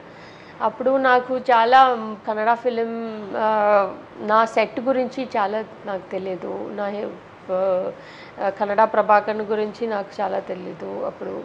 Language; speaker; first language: Telugu; non-native, fluent; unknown